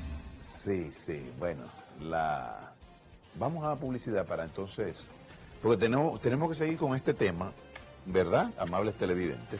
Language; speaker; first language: Spanish; native; Spanish